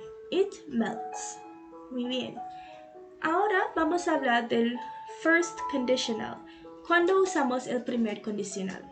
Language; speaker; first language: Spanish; non-native, fluent; English